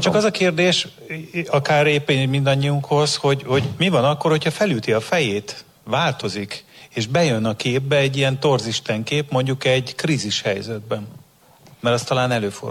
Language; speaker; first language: Hungarian; native; Hungarian